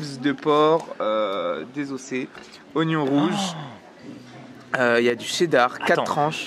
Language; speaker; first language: French; native; French